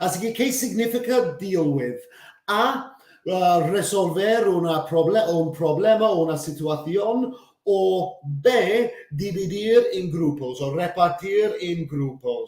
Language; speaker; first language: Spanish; non-native, fluent; English